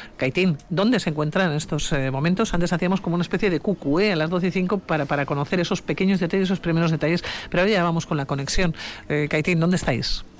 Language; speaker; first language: Spanish; native; Spanish